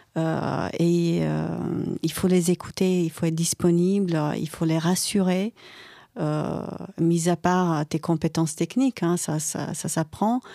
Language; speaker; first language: French; non-native, fluent; Croatian